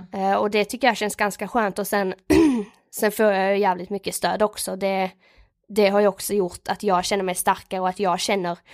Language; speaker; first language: Swedish; native; Swedish